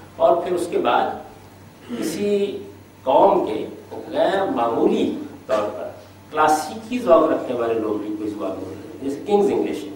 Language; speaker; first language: Urdu; non-native, local second language; Punjabi